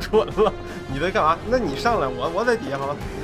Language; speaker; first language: Chinese; native; Chinese